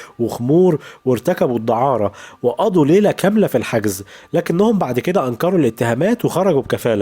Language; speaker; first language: Arabic; native; Arabic